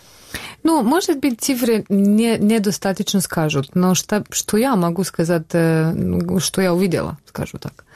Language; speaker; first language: Russian; non-native, learner; Bosnian